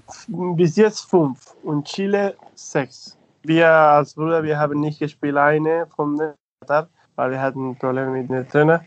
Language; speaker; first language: German; non-native, fluent; Spanish